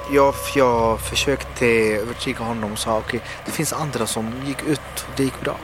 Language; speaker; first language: Swedish; non-native, fluent; Arabic